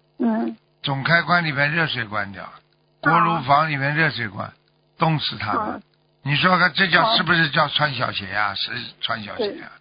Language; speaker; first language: Chinese; native; Chinese